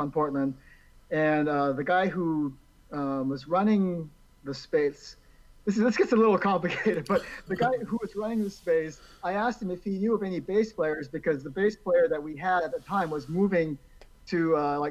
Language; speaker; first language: English; native; English